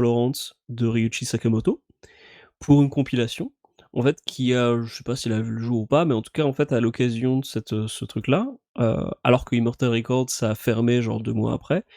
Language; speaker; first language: French; native; French